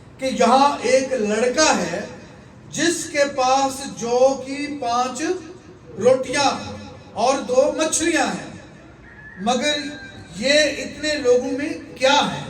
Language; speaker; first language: Urdu; native; Urdu